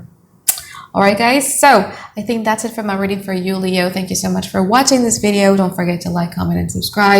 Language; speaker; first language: English; non-native, fluent; Indonesian